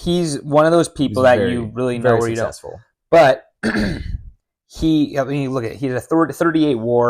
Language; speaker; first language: English; native; English